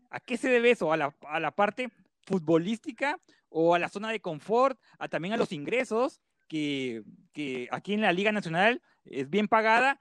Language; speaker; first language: Spanish; native; Spanish